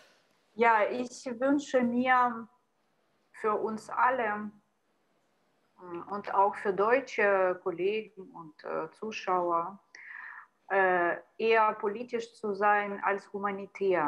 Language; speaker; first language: German; non-native, fluent; Ukrainian